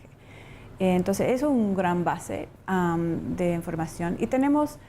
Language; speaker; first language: Spanish; non-native, fluent; English